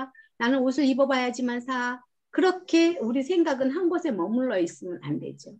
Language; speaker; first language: Korean; native; Korean